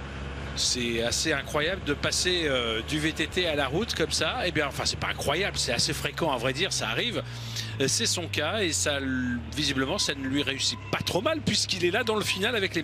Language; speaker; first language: French; native; French